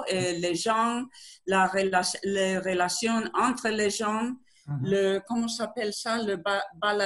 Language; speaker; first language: French; non-native, learner; Spanish